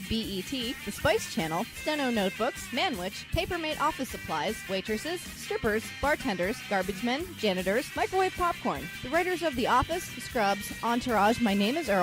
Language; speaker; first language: English; native; English